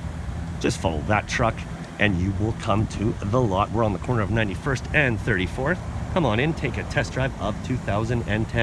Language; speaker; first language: English; native; English